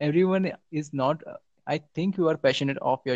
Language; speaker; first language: English; non-native, local second language; Marathi